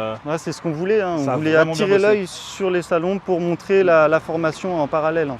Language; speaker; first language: French; native; French